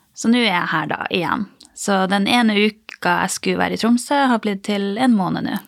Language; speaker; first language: Norwegian; native; Norwegian